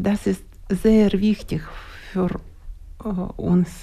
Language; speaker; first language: German; non-native, learner; Ukrainian